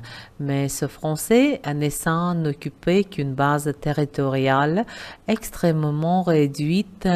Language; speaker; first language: French; non-native, fluent; Uzbek